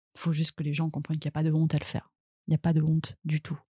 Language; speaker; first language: French; native; French